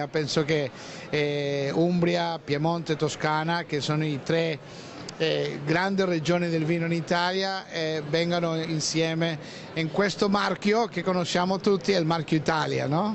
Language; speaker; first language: Italian; non-native, fluent; Spanish